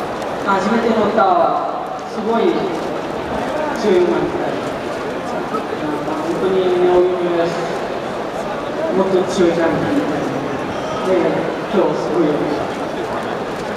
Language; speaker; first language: Japanese; non-native, learner; Italian